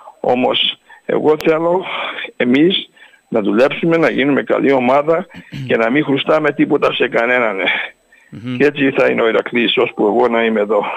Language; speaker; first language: Greek; early bilingual, heritage; Greek